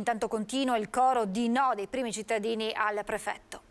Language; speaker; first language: Italian; native; Italian